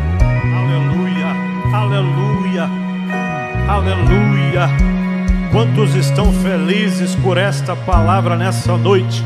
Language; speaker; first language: Portuguese; native; Portuguese